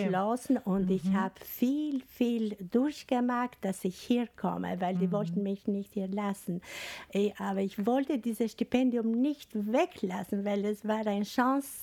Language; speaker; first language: German; non-native, fluent; Albanian